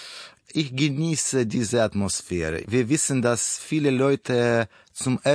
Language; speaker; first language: German; non-native, learner; Russian